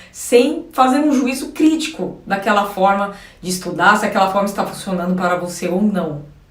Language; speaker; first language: Portuguese; native; Portuguese